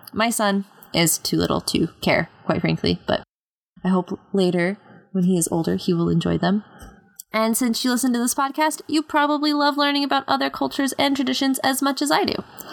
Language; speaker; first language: English; native; English